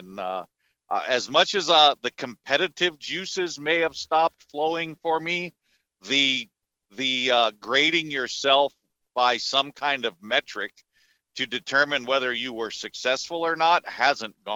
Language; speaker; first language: English; native; English